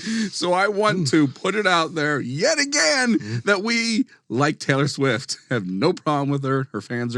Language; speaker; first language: English; native; English